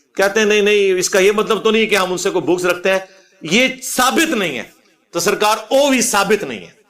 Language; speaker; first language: Urdu; non-native, local second language; Punjabi